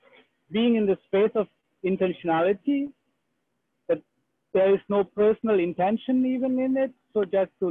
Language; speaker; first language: English; non-native, local second language; Sinhala